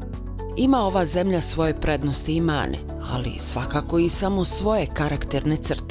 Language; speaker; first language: Bosnian; native; Bosnian